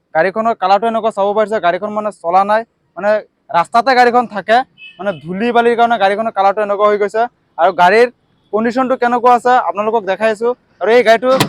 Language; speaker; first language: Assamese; non-native, local second language; Bangla